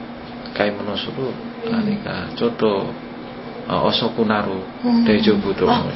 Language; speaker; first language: Japanese; non-native, learner; Indonesian